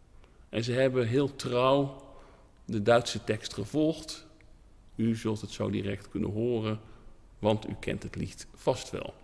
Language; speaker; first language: Dutch; native; Dutch